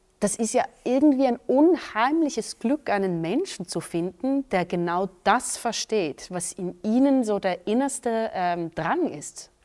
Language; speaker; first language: German; native; German